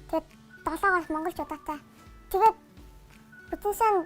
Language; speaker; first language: Mongolian; early bilingual, heritage; Mongolian